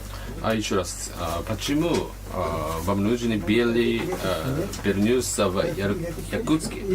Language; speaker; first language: Russian; non-native, learner; Japanese